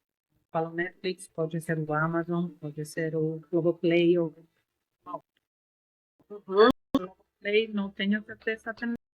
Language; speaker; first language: Portuguese; non-native, learner; Spanish